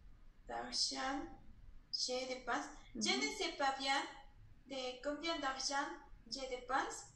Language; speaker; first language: French; non-native, learner; Spanish